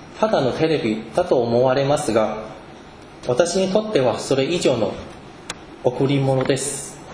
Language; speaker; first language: Japanese; non-native, fluent; Chinese